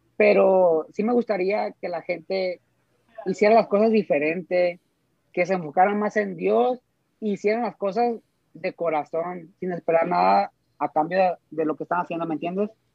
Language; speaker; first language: Spanish; native; Spanish